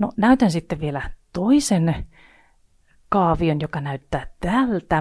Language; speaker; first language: Finnish; native; Finnish